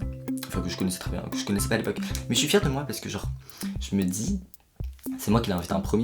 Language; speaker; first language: French; native; French